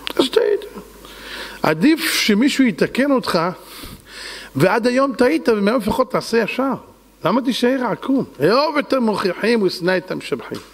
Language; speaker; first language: Hebrew; native; Hebrew